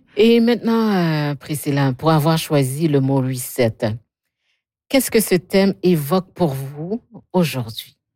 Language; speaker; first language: French; native; French